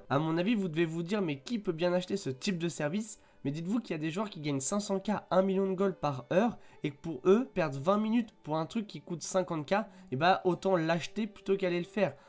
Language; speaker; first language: French; native; French